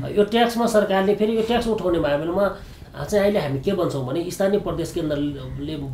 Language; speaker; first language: Nepali; non-native, local second language; Sherpa